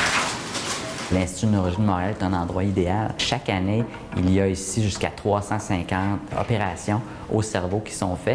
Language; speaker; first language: French; native; French